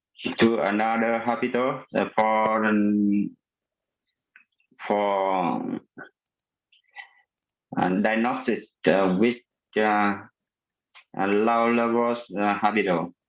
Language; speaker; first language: English; non-native, fluent; Vietnamese